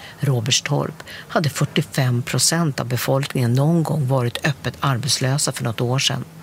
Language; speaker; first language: Swedish; native; Swedish